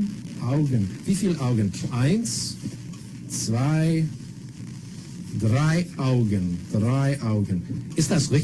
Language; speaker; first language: German; non-native, fluent; English